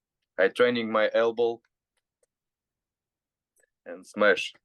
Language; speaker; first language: English; non-native, learner; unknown